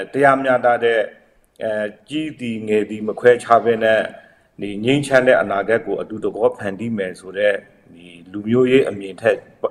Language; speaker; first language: Burmese; native; Burmese